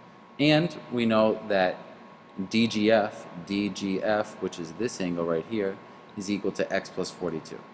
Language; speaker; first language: English; native; English